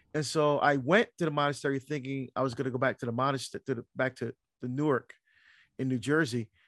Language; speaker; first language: English; native; English